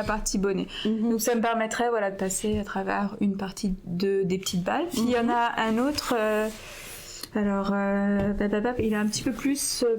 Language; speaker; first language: French; native; French